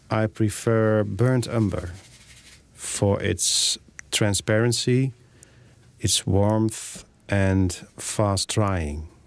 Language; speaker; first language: English; non-native, fluent; Dutch